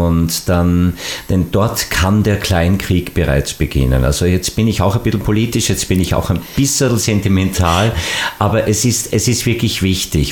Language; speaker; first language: German; native; German